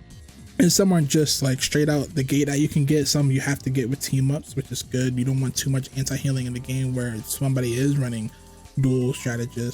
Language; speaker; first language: English; native; English